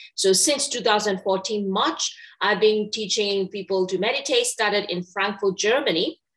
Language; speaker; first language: English; non-native, fluent; Burmese